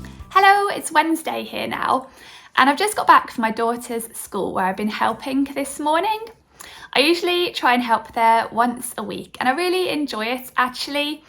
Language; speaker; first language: English; native; English